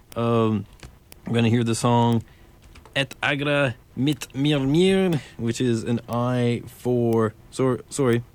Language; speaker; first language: English; native; English